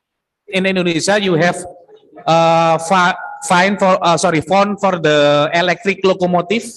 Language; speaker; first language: English; non-native, learner; Indonesian